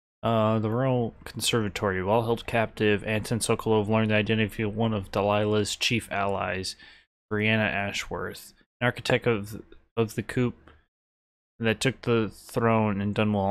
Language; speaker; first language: English; native; English